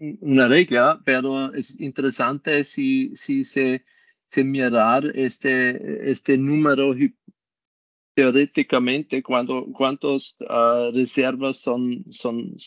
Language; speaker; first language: Spanish; non-native, learner; German